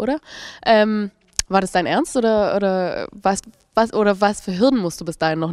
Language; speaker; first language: German; native; German